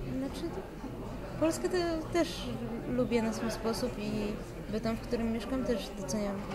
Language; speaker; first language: Polish; early bilingual, other home language; Ukrainian